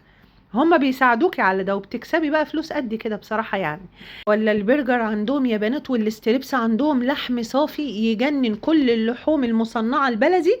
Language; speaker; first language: Arabic; native; Arabic